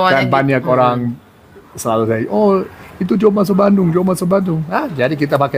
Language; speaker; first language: Indonesian; non-native, fluent; English